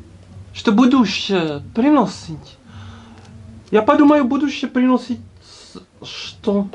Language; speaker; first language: Russian; non-native, learner; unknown